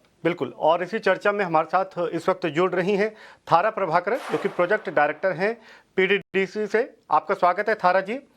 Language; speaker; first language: Hindi; native; Hindi